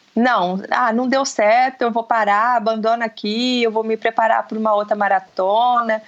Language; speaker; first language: Portuguese; native; Portuguese